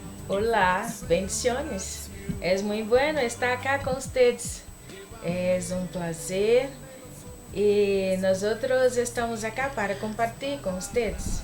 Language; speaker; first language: Spanish; non-native, learner; Portuguese